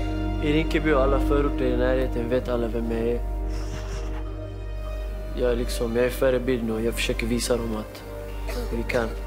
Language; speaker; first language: Swedish; non-native, local second language; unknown